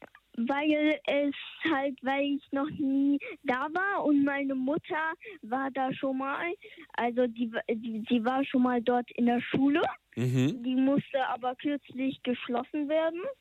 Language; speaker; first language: German; early bilingual, heritage; German